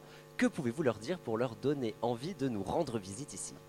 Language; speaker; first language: French; native; French